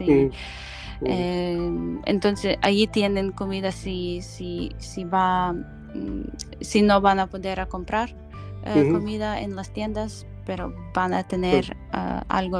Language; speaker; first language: Spanish; non-native, fluent; Ukrainian